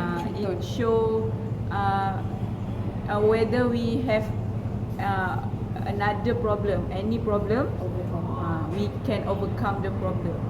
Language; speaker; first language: English; non-native, learner; Malay